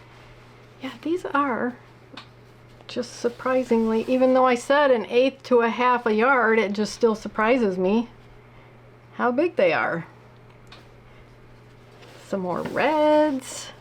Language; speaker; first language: English; native; English